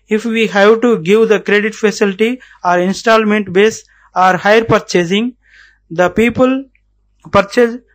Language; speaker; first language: English; non-native, local second language; Telugu